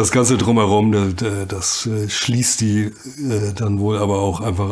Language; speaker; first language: German; native; German